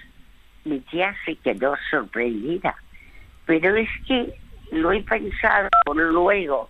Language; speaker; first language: Spanish; early bilingual, other home language; French